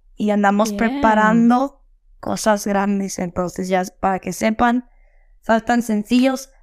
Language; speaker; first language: Spanish; early bilingual, heritage; Spanish